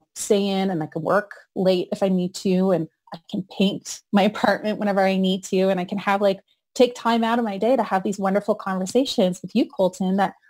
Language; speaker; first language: English; native; English